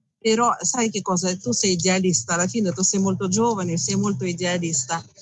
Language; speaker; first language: Italian; non-native, fluent; Russian